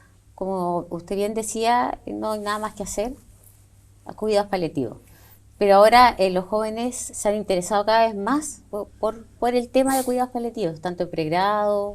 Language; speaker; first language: Spanish; native; Spanish